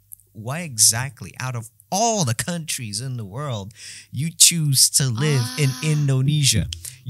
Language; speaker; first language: English; non-native, fluent; Indonesian